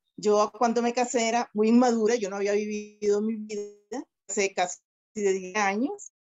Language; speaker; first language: Spanish; native; Spanish